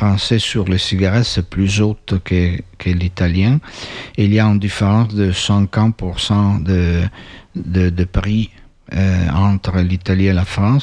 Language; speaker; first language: French; non-native, learner; Italian